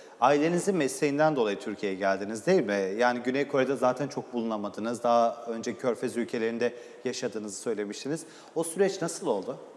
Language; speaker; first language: Turkish; native; Turkish